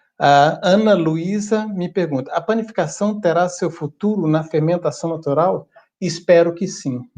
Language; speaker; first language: Portuguese; early bilingual, other home language; German